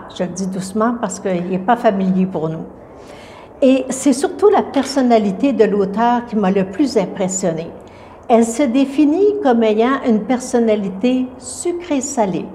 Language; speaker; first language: French; native; French